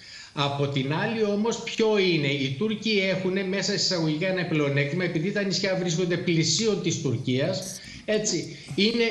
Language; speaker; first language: Greek; native; Greek